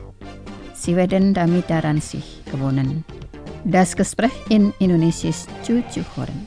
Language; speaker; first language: German; non-native, fluent; Indonesian